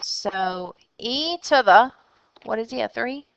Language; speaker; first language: English; native; English